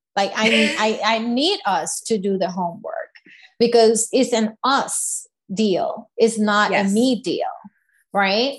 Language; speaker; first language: English; non-native, fluent; Spanish